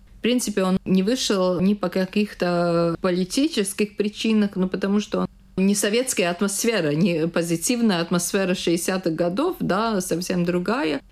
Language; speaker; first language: Russian; non-native, local second language; Latvian